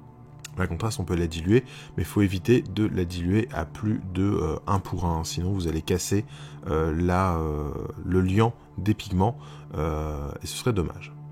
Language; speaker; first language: French; native; French